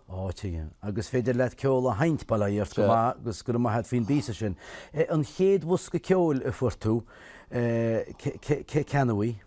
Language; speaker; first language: Irish; native; Irish